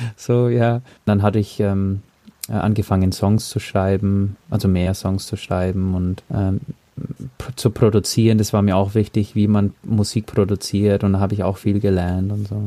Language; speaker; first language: German; early bilingual, heritage; German